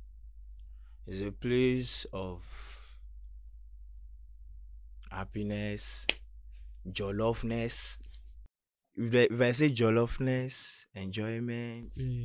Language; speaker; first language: English; non-native, local second language; Yoruba